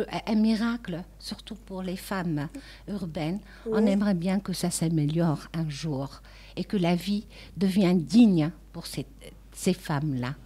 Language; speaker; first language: French; non-native, local second language; Arabic